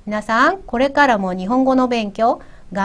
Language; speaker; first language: Japanese; non-native, fluent; Korean